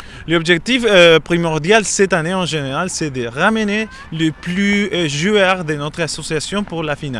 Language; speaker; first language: French; non-native, learner; English